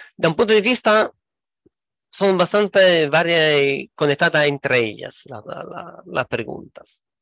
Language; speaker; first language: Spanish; non-native, fluent; Italian